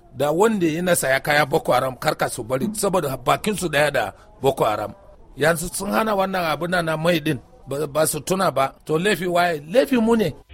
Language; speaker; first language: Hausa; non-native, local second language; Kanuri